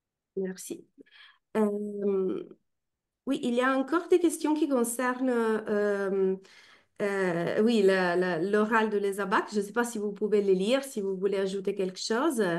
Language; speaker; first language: French; non-native, fluent; Italian